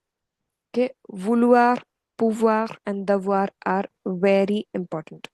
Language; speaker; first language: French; non-native, fluent; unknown